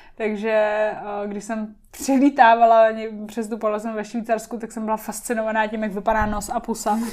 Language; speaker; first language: Czech; native; Czech